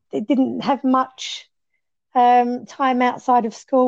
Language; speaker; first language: English; native; English